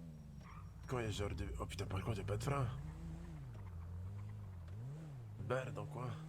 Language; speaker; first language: French; native; French